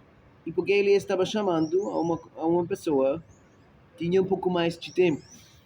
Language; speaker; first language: Portuguese; non-native, fluent; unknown